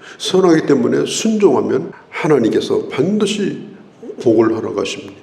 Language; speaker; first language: Korean; native; Korean